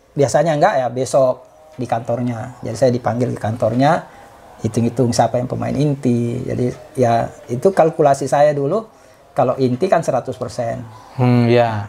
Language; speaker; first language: Indonesian; native; Indonesian